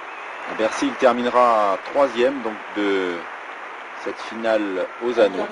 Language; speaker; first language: French; native; French